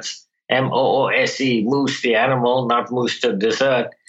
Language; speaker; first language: English; non-native, local second language; Bangla